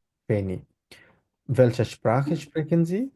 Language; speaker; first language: German; non-native, fluent; Bangla